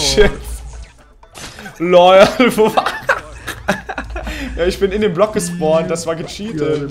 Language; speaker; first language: German; native; German